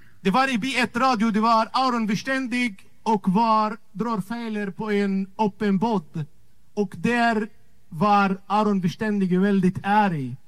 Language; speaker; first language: Swedish; non-native, fluent; Arabic